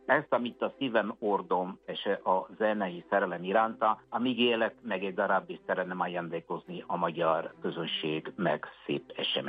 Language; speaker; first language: Hungarian; non-native, fluent; Italian